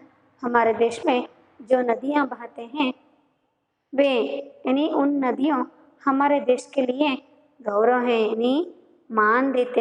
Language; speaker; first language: Hindi; non-native, local second language; Kannada